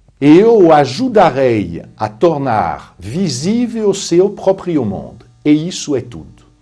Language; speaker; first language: Portuguese; non-native, fluent; French